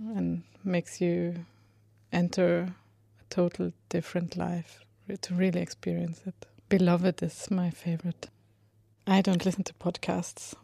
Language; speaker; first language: English; non-native, fluent; Swedish